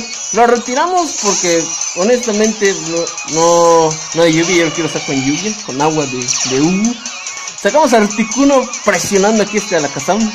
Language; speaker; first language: Spanish; native; Spanish